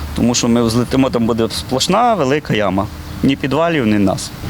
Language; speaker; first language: Ukrainian; native; Ukrainian